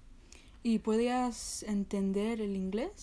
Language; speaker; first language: Spanish; early bilingual, heritage; Spanish